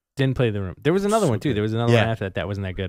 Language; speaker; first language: English; native; English